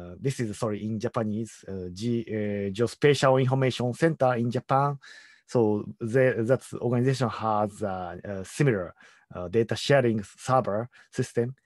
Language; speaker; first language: English; non-native, learner; Japanese